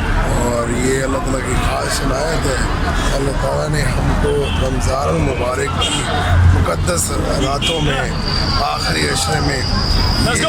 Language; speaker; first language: Urdu; native; Urdu